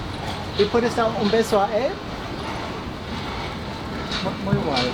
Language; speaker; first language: Spanish; non-native, learner; German